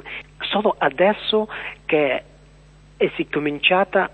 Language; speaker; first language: Italian; non-native, learner; Ukrainian